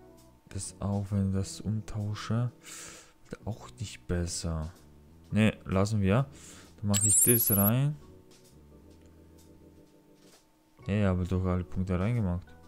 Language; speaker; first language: German; non-native, learner; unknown